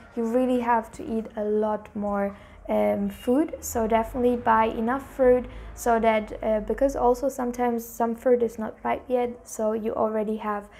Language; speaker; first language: English; non-native, fluent; German